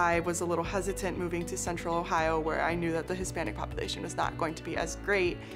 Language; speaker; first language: English; native; English